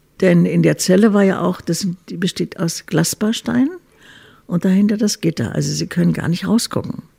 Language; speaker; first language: German; native; German